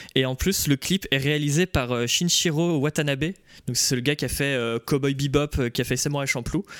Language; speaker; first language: French; native; French